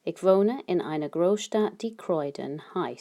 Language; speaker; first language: German; non-native, fluent; English